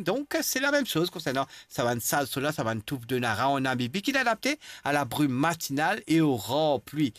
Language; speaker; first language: French; non-native, local second language; Morisyen